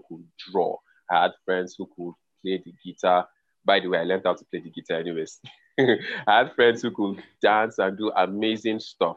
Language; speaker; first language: English; non-native, local second language; Igbo